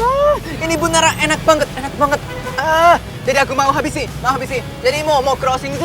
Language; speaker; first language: Indonesian; non-native, learner; Japanese